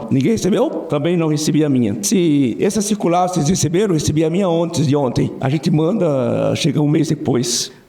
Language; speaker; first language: Portuguese; native; Portuguese